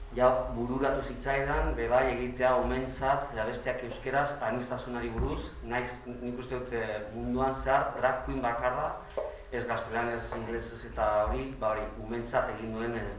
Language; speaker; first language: Basque; non-native, local second language; Spanish